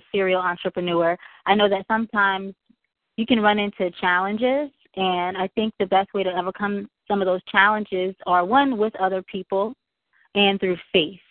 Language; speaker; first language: English; native; English